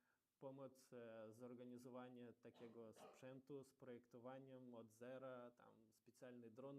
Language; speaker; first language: Polish; non-native, learner; Ukrainian